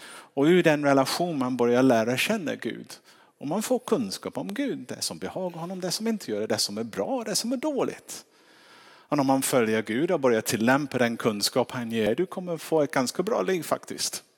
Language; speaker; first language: Swedish; non-native, fluent; English